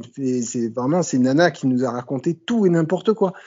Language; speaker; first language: French; native; French